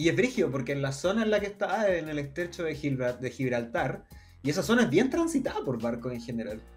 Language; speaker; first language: Spanish; native; Spanish